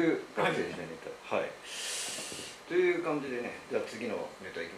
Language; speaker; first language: Japanese; native; Japanese